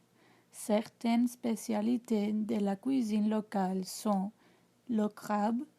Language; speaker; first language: French; non-native, learner; English